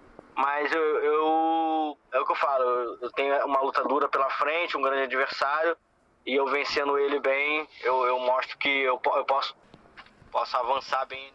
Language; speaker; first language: Portuguese; native; Portuguese